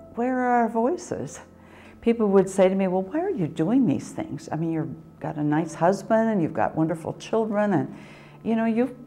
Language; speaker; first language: English; native; English